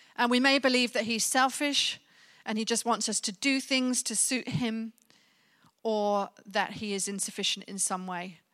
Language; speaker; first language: English; native; English